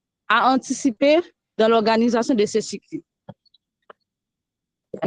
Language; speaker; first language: French; non-native, local second language; Haitian Creole